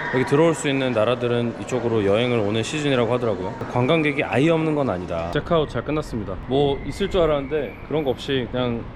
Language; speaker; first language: Korean; native; Korean